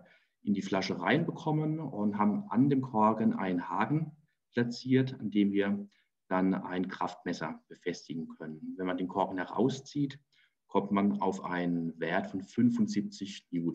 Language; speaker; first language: German; native; German